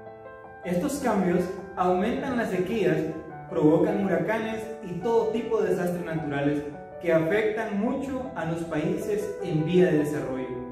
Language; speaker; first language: Spanish; native; Spanish